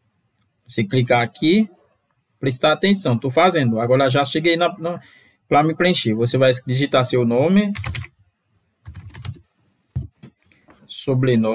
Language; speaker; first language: Portuguese; non-native, fluent; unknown